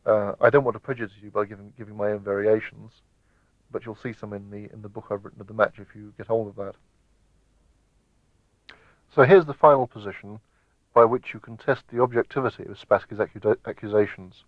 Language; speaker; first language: English; native; English